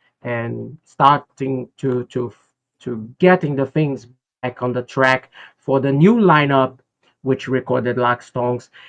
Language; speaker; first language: English; non-native, fluent; Portuguese